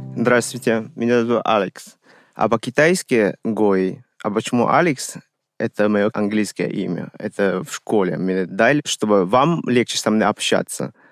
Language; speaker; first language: Russian; non-native, fluent; Chinese